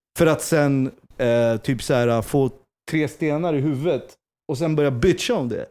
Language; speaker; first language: Swedish; early bilingual, other home language; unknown